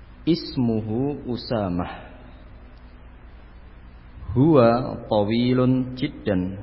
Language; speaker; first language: Arabic; non-native, fluent; Indonesian